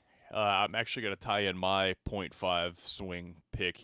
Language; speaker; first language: English; native; English